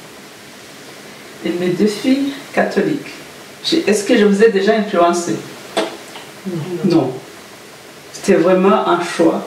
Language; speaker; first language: French; non-native, local second language; Kinyarwanda